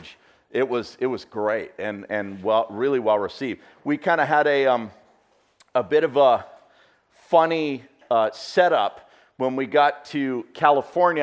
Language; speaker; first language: English; native; English